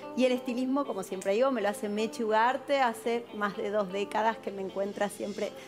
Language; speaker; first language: Spanish; native; Spanish